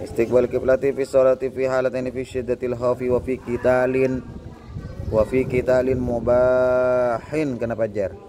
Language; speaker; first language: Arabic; non-native, fluent; Indonesian